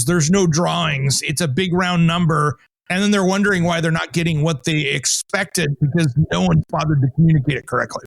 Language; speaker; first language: English; native; English